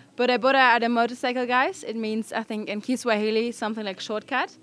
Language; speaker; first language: English; non-native, fluent; German